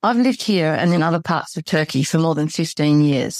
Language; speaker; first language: English; native; English